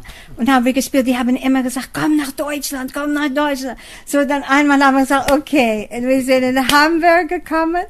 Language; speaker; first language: German; non-native, learner; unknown